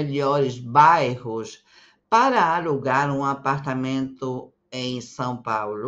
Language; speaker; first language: Portuguese; non-native, fluent; Spanish